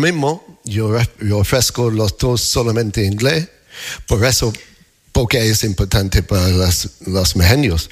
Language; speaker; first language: Spanish; non-native, learner; English